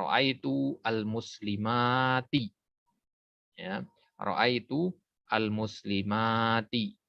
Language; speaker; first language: Arabic; non-native, fluent; Indonesian